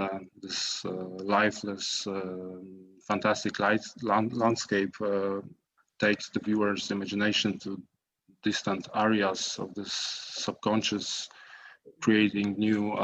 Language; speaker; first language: English; non-native, fluent; Polish